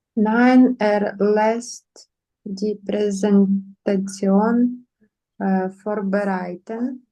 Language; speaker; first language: German; non-native, learner; Ukrainian